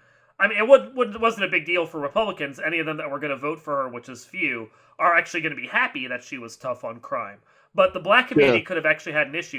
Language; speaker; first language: English; native; English